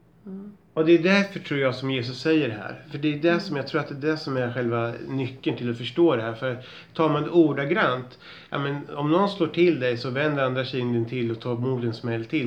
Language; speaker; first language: Swedish; native; Swedish